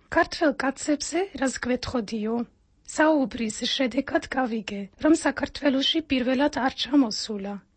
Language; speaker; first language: Georgian; non-native, fluent; Dutch